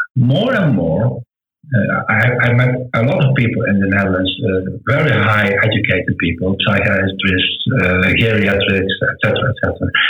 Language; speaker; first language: English; non-native, learner; Dutch